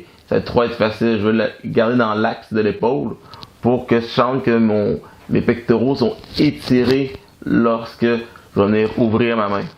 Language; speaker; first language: French; native; French